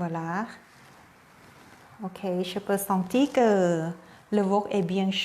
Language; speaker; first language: French; non-native, learner; Thai